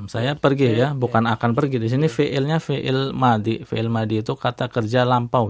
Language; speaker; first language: Indonesian; native; Indonesian